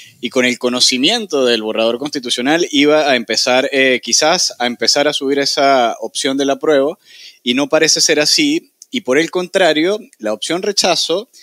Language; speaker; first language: Spanish; native; Spanish